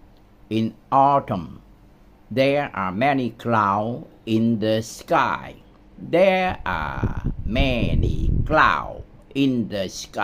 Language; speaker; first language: English; non-native, learner; Vietnamese